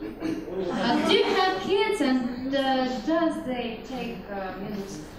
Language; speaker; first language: English; non-native, learner; Russian